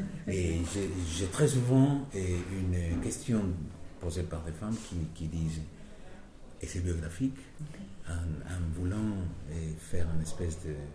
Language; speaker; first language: French; non-native, fluent; Spanish